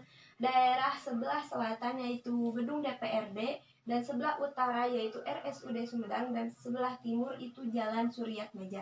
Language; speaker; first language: Indonesian; native; Indonesian